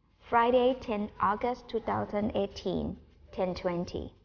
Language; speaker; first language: English; non-native, fluent; Thai